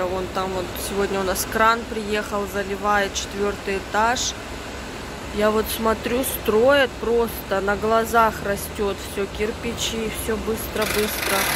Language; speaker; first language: Russian; native; Russian